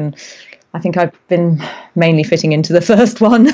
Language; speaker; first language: English; native; English